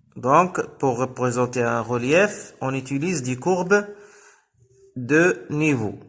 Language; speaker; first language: French; non-native, local second language; Arabic